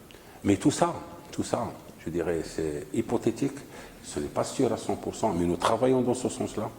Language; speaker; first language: French; non-native, local second language; Arabic